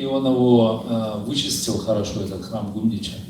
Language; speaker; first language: Russian; native; Russian